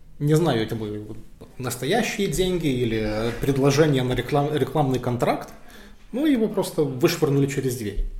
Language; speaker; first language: Russian; non-native, fluent; Lithuanian